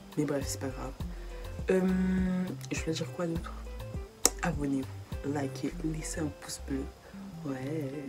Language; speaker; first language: French; native; French